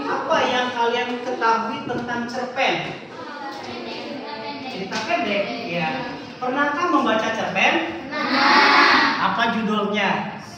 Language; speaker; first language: Indonesian; native; Indonesian